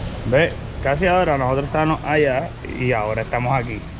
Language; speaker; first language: Spanish; native; Spanish